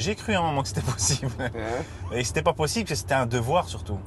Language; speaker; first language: French; native; French